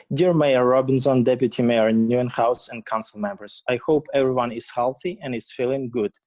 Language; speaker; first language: English; non-native, fluent; Ukrainian